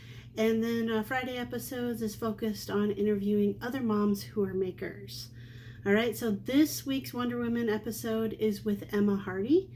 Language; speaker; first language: English; native; English